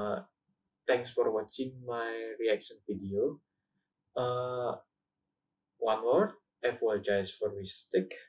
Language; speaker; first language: English; non-native, learner; Indonesian